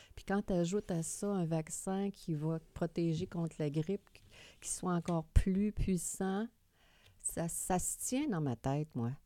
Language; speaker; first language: French; native; French